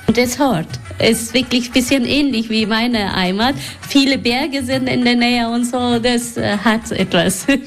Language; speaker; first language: German; non-native, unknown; Persian